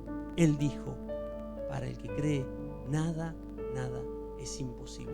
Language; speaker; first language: Spanish; native; Spanish